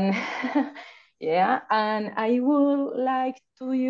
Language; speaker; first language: English; non-native, learner; Spanish